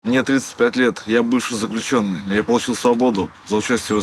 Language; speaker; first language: Russian; native; Russian